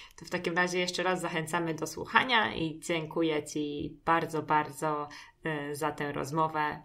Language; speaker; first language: Polish; native; Polish